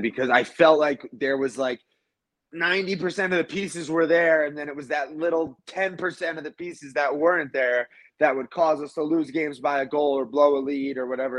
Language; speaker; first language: English; native; English